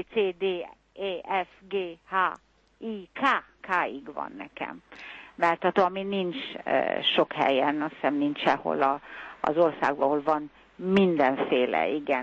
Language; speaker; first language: Hungarian; early bilingual, heritage; Hungarian